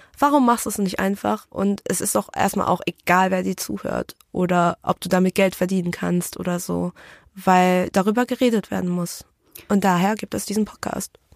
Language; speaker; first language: German; early bilingual, other home language; Vietnamese